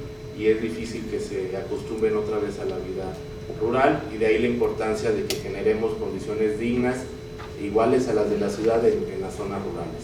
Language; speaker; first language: Spanish; native; Spanish